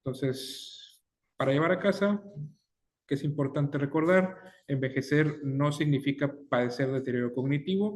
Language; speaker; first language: Spanish; native; Spanish